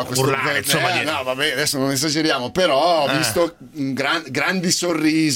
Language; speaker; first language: Italian; native; Italian